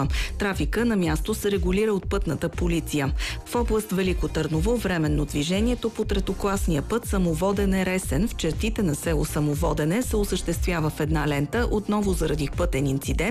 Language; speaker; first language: Bulgarian; native; Bulgarian